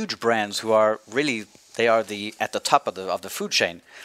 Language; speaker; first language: English; native; English